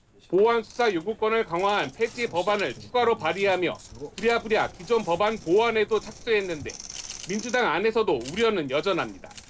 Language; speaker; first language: Korean; native; Korean